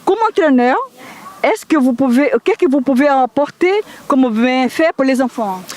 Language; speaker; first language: French; non-native, learner; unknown